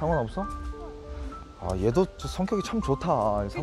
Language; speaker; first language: Korean; native; Korean